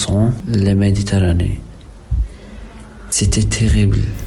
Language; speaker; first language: French; non-native, learner; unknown